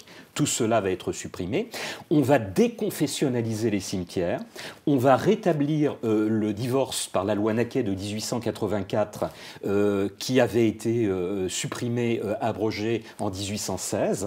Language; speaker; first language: French; native; French